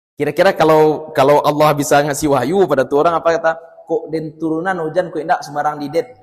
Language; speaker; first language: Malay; non-native, local second language; Minangkabau